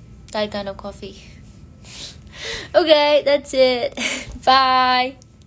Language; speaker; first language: English; non-native, local second language; Hindi